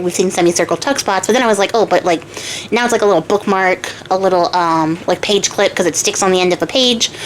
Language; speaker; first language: English; native; English